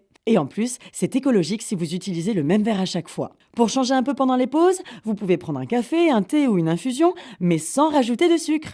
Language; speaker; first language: French; native; French